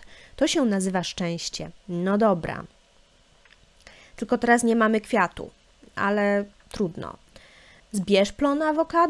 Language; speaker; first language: Polish; native; Polish